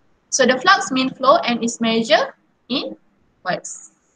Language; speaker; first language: English; non-native, local second language; Malay